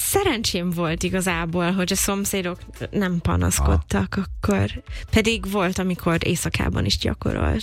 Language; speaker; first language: Hungarian; non-native, fluent; English